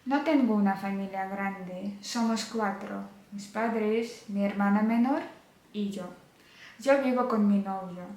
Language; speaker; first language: Spanish; non-native, fluent; Ukrainian